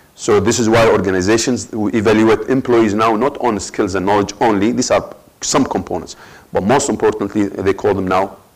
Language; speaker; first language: English; non-native, fluent; Arabic